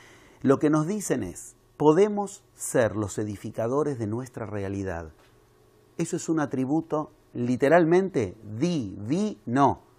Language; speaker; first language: Spanish; native; Spanish